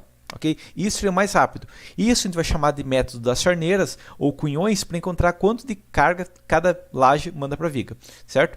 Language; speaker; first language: Portuguese; native; Portuguese